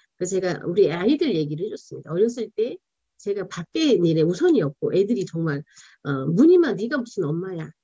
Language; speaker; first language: Korean; native; Korean